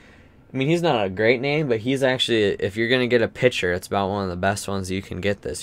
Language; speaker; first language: English; native; English